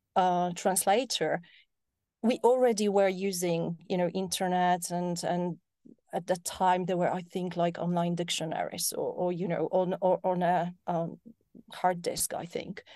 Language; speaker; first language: English; non-native, fluent; Polish